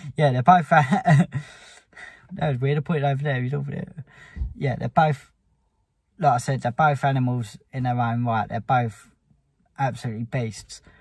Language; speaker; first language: English; native; English